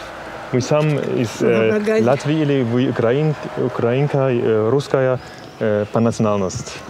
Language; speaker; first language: Russian; non-native, learner; German